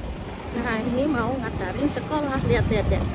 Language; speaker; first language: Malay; non-native, local second language; Javanese